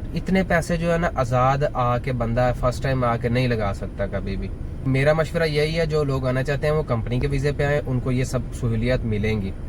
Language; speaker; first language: Urdu; non-native, local second language; Punjabi